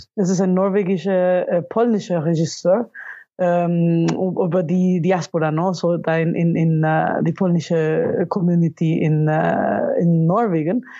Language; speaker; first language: German; non-native, fluent; Spanish